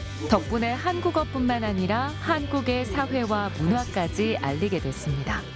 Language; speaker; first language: Korean; native; Korean